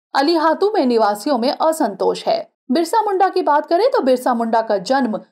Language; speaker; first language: Hindi; native; Hindi